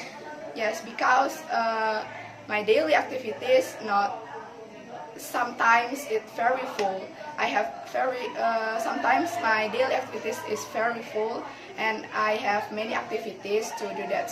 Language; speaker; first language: English; non-native, learner; Indonesian